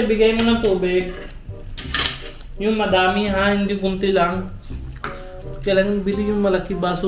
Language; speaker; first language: Filipino; non-native, learner; Hindi